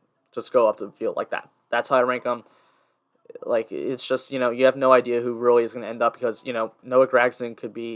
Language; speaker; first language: English; native; English